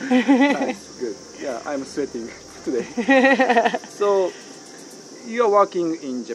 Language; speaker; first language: English; non-native, fluent; Japanese